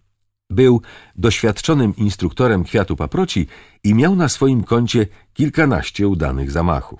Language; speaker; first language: Polish; native; Polish